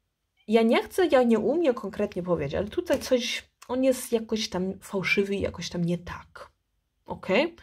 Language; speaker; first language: Polish; early bilingual, heritage; Polish